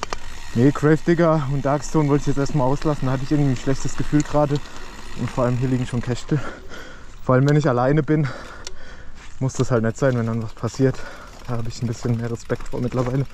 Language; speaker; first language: German; native; German